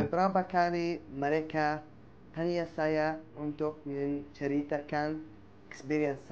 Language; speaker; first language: Indonesian; non-native, fluent; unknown